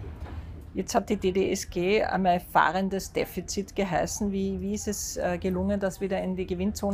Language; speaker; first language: German; native; German